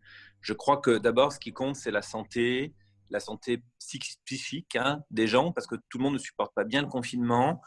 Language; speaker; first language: French; native; French